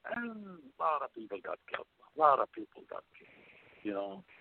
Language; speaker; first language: English; non-native, fluent; Arabic